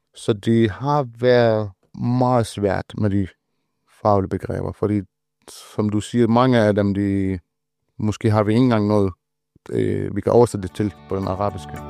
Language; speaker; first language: Danish; non-native, fluent; Arabic